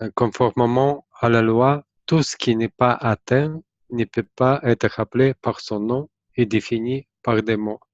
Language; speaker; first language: French; non-native, fluent; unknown